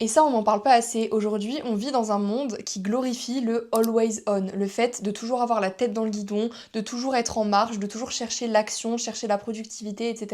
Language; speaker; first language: French; native; French